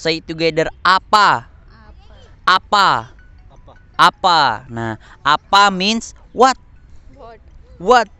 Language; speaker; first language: English; non-native, learner; Indonesian